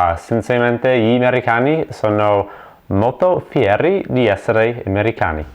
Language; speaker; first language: Italian; non-native, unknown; English